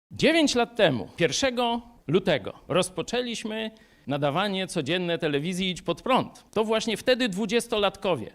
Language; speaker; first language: Polish; native; Polish